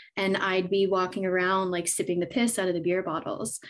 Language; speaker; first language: English; native; English